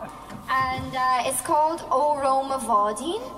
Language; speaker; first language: English; non-native, local second language; Irish